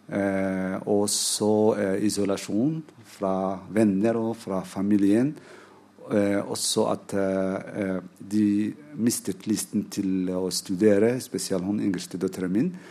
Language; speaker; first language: Norwegian; non-native, fluent; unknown